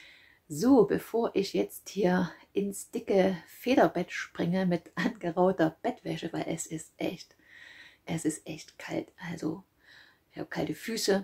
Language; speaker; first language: German; native; German